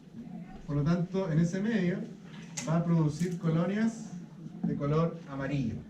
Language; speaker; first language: Spanish; native; Spanish